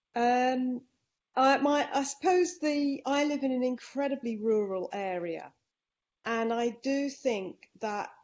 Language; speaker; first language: English; non-native, fluent; Dutch